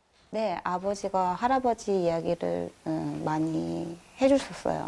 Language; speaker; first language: Korean; early bilingual, heritage; Korean